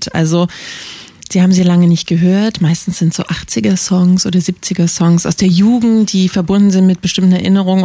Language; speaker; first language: German; native; German